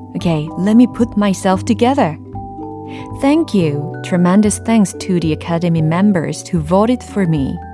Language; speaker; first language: English; non-native, fluent; Korean